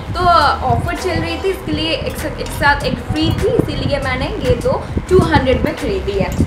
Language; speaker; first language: Hindi; non-native, local second language; Bangla